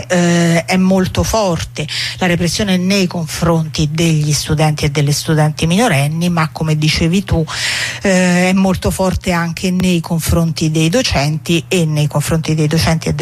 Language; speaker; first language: Italian; native; Italian